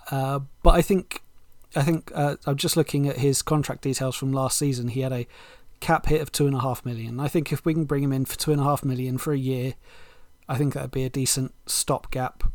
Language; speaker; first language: English; native; English